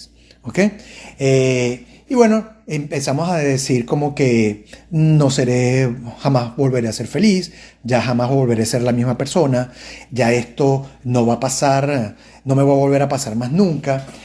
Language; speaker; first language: Spanish; native; Spanish